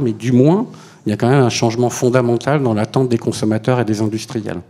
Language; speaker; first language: French; native; French